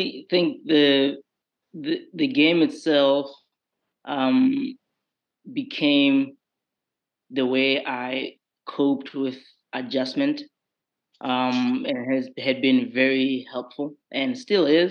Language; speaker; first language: English; non-native, local second language; Southern Sotho